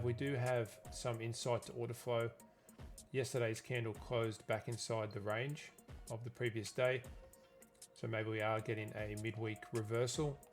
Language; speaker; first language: English; native; English